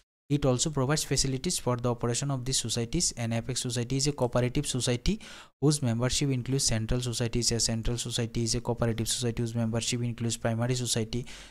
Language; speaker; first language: English; non-native, local second language; Bangla